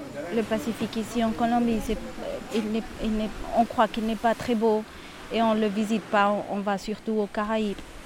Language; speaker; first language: French; non-native, learner; Spanish